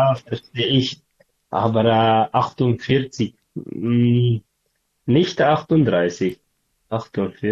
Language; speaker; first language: German; non-native, learner; Tigrinya